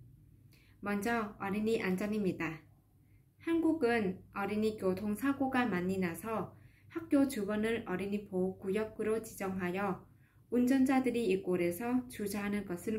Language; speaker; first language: Korean; non-native, fluent; Vietnamese